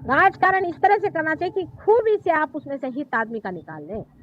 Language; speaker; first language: Hindi; non-native, local second language; Marathi